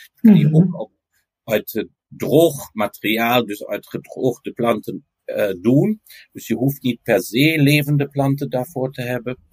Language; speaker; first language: Dutch; non-native, fluent; German